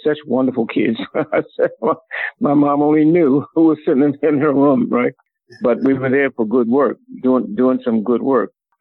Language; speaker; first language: English; native; English